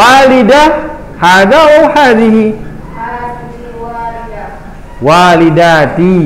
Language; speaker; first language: Arabic; non-native, fluent; Indonesian